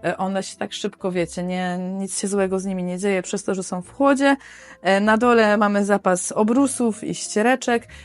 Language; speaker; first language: Polish; native; Polish